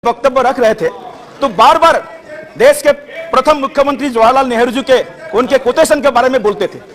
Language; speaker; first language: Hindi; non-native, local second language; Assamese